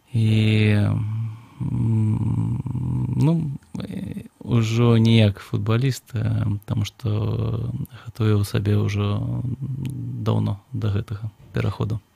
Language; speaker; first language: Belarusian; non-native, local second language; Russian